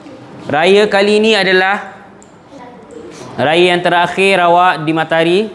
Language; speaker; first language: Malay; native; Malay